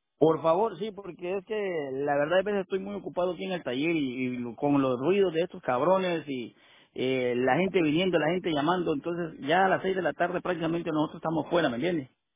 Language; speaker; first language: Spanish; native; Spanish